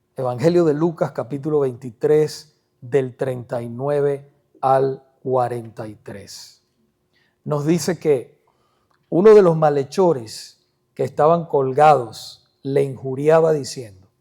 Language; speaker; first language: Spanish; native; Spanish